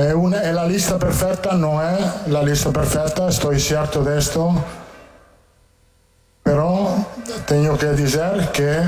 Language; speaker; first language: Portuguese; non-native, fluent; Italian